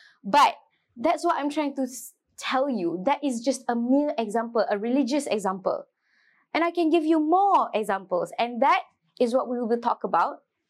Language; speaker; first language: English; non-native, local second language; Malay